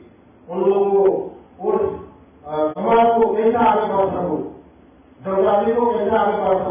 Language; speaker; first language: Hindi; non-native, local second language; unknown